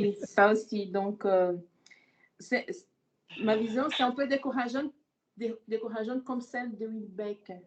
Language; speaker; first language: French; non-native, fluent; Portuguese